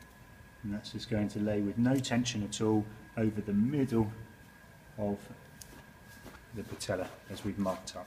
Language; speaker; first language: English; native; English